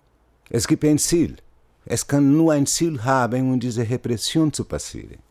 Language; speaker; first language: German; non-native, learner; Portuguese